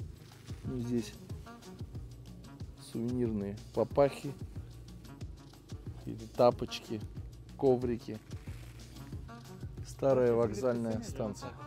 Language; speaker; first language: Russian; native; Russian